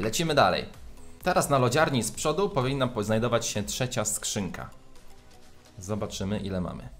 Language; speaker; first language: Polish; native; Polish